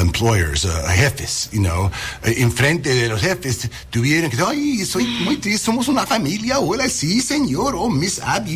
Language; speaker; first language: Spanish; early bilingual, heritage; English